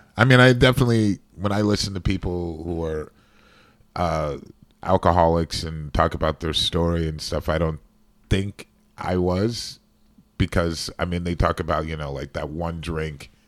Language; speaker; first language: English; native; English